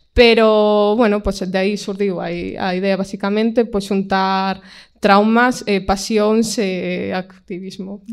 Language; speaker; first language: Galician; non-native, local second language; Spanish